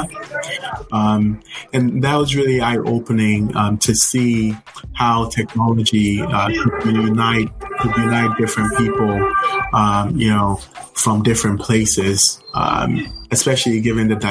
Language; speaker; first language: English; non-native, local second language; Akan